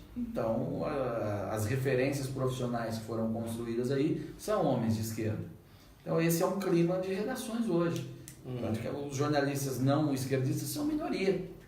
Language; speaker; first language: Portuguese; native; Portuguese